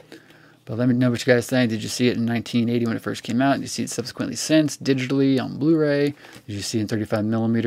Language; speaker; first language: English; native; English